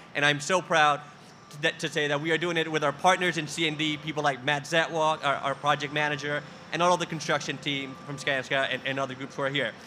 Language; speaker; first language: English; early bilingual, other home language; Spanish